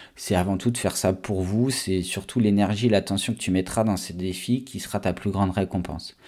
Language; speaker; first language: French; native; French